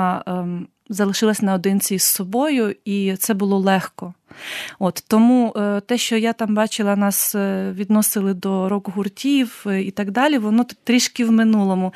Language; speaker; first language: Ukrainian; native; Ukrainian